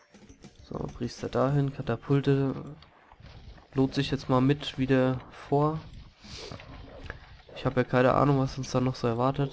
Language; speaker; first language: German; native; German